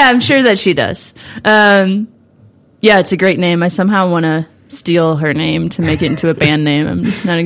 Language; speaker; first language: English; native; English